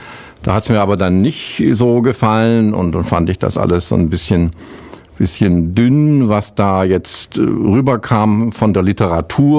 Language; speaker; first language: German; native; German